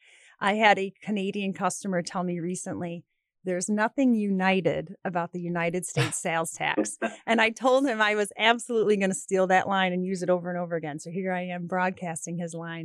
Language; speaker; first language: English; native; English